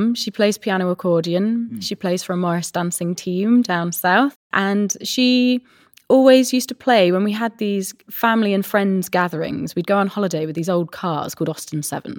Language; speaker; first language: English; native; English